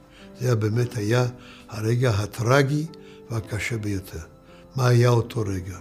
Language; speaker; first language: Hebrew; early bilingual, other home language; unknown